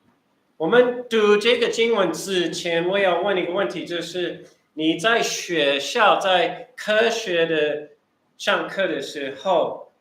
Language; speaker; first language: Chinese; early bilingual, heritage; Chinese